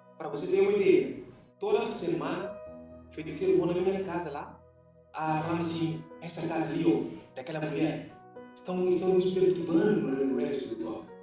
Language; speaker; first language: Portuguese; non-native, fluent; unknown